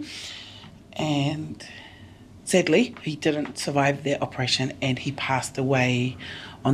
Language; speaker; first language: English; native; English